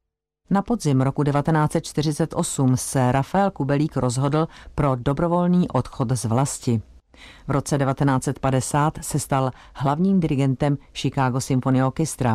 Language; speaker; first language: Czech; native; Czech